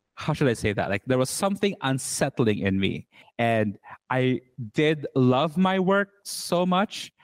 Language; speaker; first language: English; non-native, local second language; Cebuano